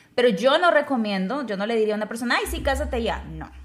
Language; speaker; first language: Spanish; native; Spanish